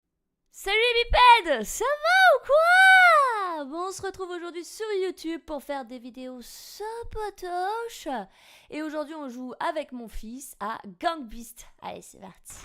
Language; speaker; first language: French; native; French